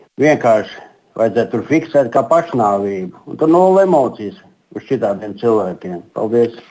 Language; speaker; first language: Latvian; non-native, local second language; Russian